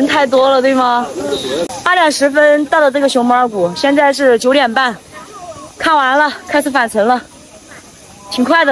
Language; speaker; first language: Chinese; native; Chinese